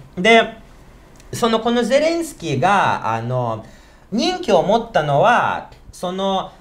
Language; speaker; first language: Japanese; non-native, fluent; Ukrainian